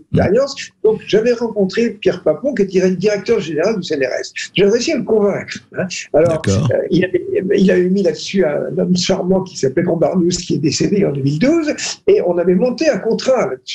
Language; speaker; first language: French; native; French